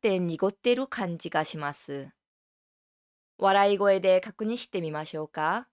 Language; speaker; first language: Japanese; non-native, fluent; Korean